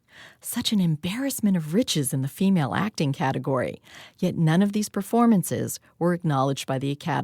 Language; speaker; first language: English; native; English